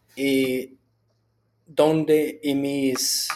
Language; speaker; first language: Spanish; early bilingual, other home language; Portuguese